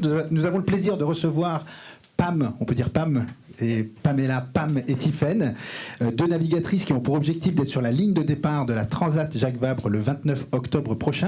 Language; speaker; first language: French; native; French